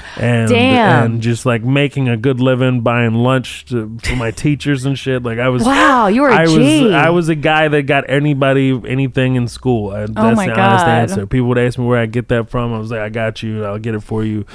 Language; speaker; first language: English; early bilingual, other home language; Arabic